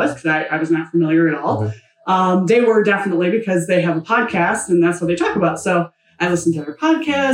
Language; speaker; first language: English; native; English